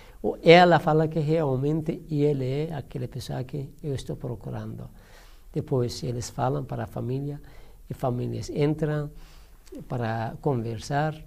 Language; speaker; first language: Portuguese; non-native, learner; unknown